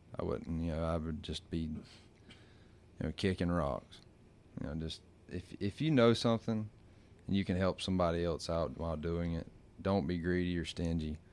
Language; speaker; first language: English; native; English